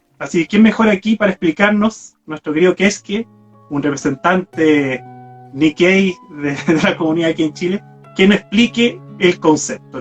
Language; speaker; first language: Spanish; native; Spanish